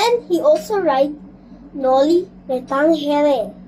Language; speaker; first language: English; non-native, learner; Filipino